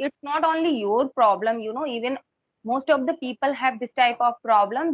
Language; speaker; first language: English; non-native, fluent; Hindi